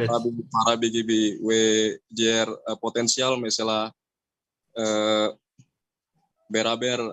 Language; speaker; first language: Turkish; non-native, learner; Indonesian